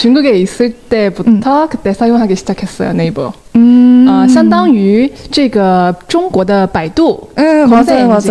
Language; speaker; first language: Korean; non-native, fluent; Chinese